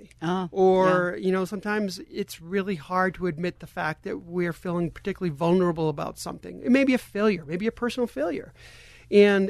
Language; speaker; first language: English; native; English